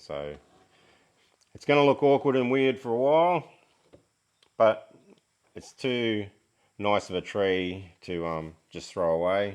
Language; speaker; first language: English; native; English